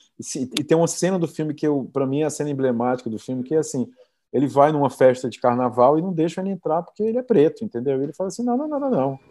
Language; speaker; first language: Portuguese; native; Portuguese